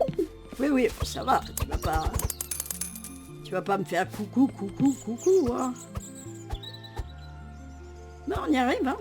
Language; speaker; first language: French; native; French